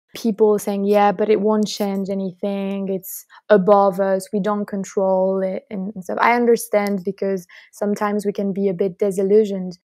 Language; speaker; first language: English; non-native, fluent; French